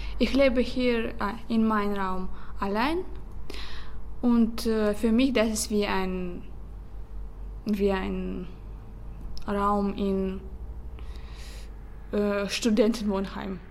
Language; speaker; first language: German; non-native, learner; Russian